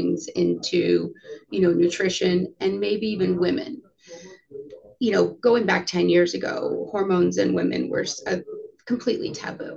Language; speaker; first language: English; native; English